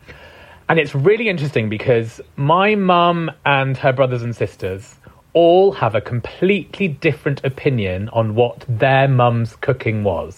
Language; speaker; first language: English; non-native, local second language; Punjabi